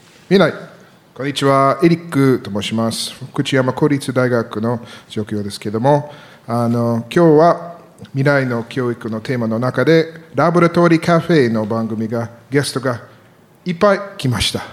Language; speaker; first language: Japanese; non-native, learner; English